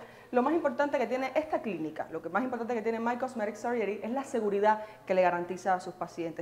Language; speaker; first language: Spanish; native; Spanish